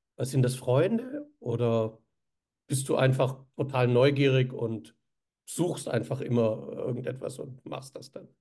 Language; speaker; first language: German; native; German